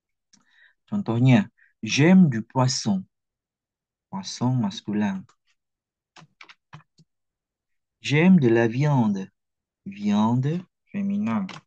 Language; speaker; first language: French; non-native, fluent; Indonesian